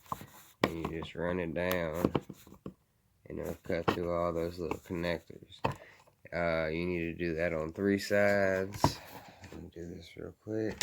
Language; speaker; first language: English; native; English